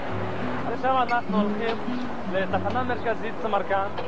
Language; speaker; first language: Hebrew; non-native, learner; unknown